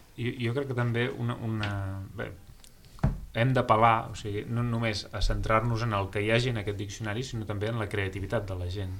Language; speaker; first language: Catalan; native; Catalan